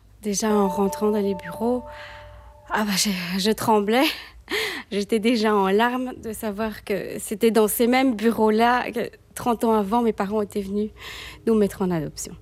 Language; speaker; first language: French; native; French